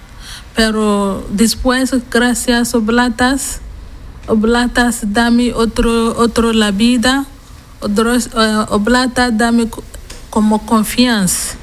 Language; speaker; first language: Spanish; non-native, learner; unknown